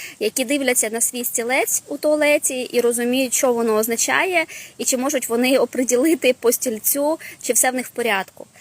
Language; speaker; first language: Ukrainian; non-native, local second language; Russian